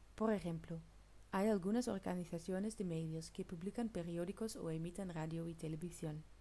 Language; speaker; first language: Spanish; non-native, learner; Dutch